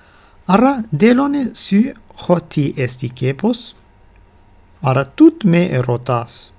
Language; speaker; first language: Greek; non-native, learner; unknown